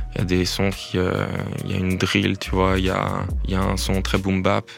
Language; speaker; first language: French; native; French